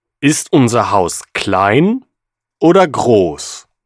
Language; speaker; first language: German; non-native, fluent; Russian